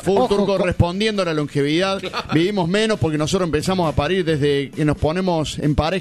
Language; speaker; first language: Spanish; native; Spanish